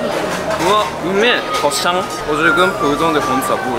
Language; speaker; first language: Chinese; non-native, fluent; Japanese